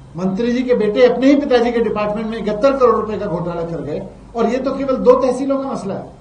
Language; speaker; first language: Hindi; native; Hindi